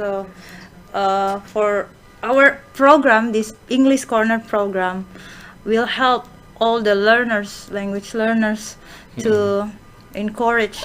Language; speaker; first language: English; non-native, fluent; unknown